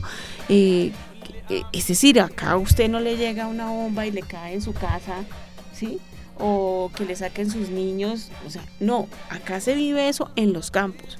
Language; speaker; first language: Spanish; native; Spanish